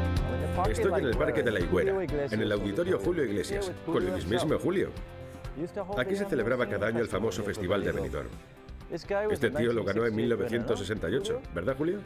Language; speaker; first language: Spanish; non-native, fluent; English